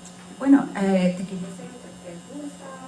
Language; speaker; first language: Spanish; early bilingual, heritage; Spanish